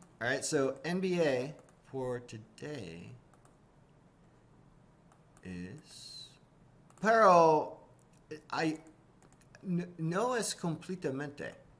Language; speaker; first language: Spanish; non-native, learner; English